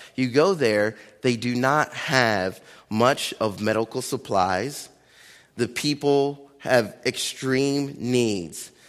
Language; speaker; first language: English; early bilingual, other home language; Akan